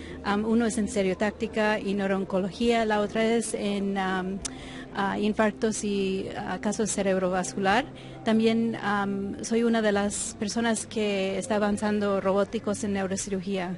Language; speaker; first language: Spanish; early bilingual, heritage; English